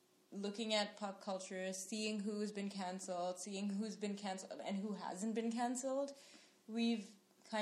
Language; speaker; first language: English; non-native, local second language; Sinhala